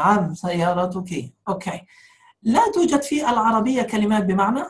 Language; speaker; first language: Arabic; non-native, fluent; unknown